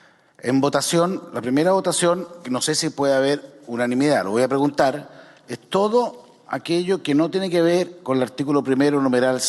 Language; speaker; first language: Spanish; native; Spanish